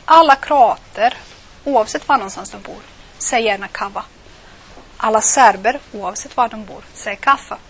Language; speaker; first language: Swedish; non-native, fluent; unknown